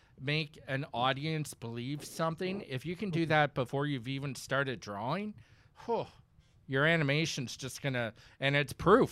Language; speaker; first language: English; native; English